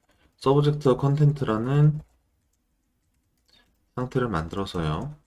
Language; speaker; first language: Korean; native; Korean